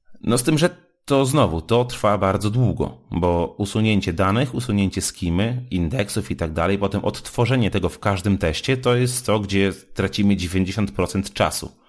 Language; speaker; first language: Polish; native; Polish